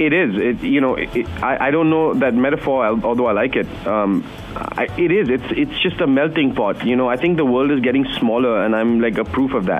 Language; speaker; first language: English; non-native, local second language; Hindi